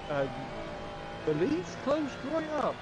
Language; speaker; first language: English; native; English